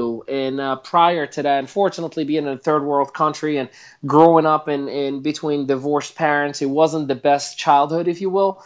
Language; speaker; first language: English; non-native, fluent; Arabic